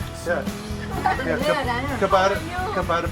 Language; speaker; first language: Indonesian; non-native, learner; English